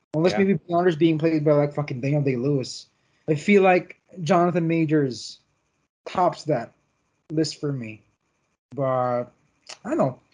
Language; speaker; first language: English; non-native, local second language; Filipino